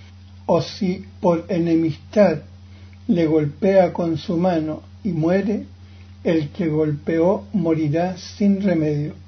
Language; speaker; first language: Spanish; native; Spanish